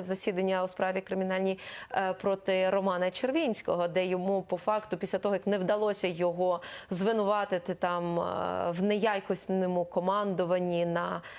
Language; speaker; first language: Ukrainian; native; Ukrainian